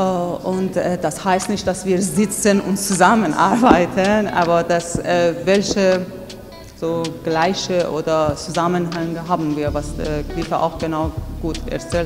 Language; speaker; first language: German; non-native, fluent; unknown